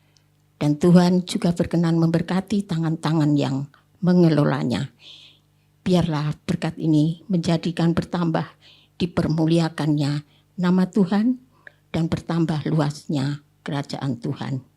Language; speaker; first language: Indonesian; native; Indonesian